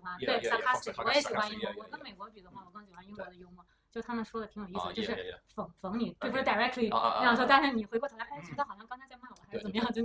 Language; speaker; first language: Chinese; native; Chinese